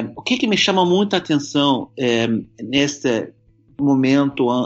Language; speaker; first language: Portuguese; non-native, fluent; English